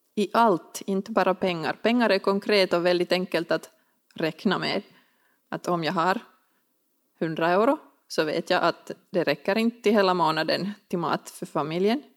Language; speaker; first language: Swedish; native; Swedish